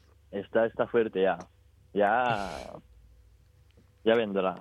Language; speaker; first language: Spanish; non-native, fluent; Japanese